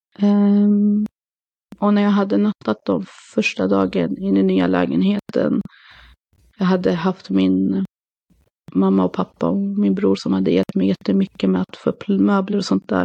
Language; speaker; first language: Swedish; early bilingual, other home language; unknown